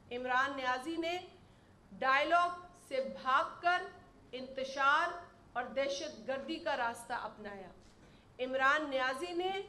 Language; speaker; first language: Urdu; native; Urdu